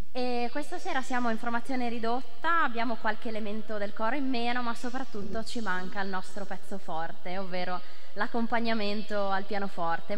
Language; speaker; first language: Italian; native; Italian